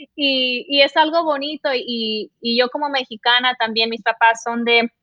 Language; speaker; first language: Spanish; early bilingual, heritage; Spanish